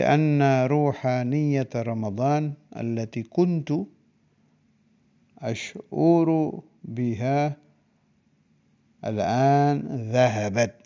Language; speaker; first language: Arabic; non-native, fluent; Indonesian